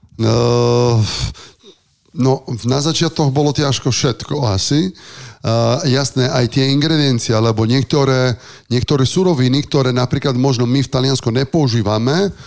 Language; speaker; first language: Slovak; non-native, fluent; Italian